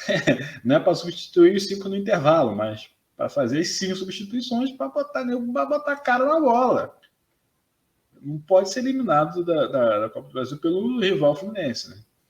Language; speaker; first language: Portuguese; native; Portuguese